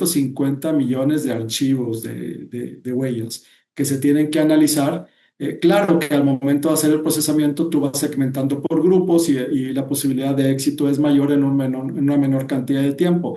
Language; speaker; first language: Spanish; native; Spanish